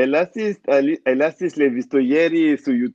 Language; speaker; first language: Italian; non-native, fluent; French